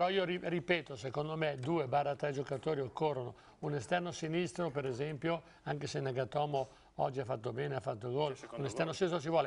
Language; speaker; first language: Italian; native; Italian